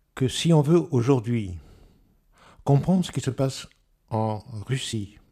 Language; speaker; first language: French; native; French